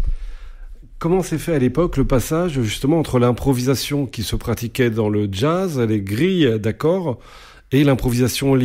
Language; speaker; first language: French; native; French